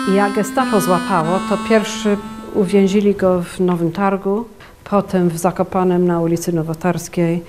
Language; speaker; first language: Polish; early bilingual, heritage; Polish